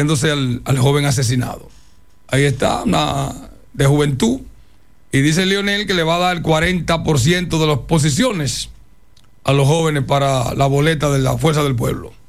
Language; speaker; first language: Spanish; native; Spanish